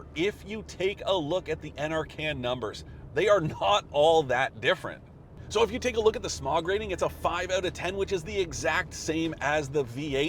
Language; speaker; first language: English; native; English